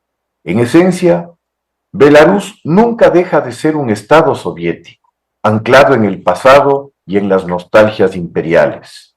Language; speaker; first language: Spanish; native; Spanish